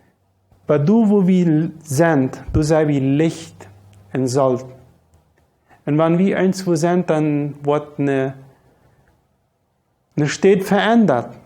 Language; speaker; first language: German; non-native, local second language; Low German